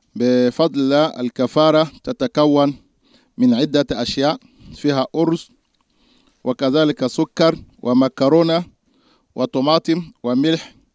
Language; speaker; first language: Arabic; non-native, fluent; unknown